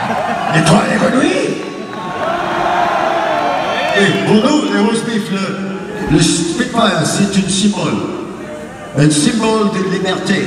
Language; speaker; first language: French; non-native, learner; English